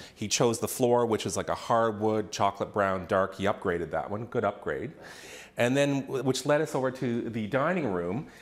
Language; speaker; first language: English; native; English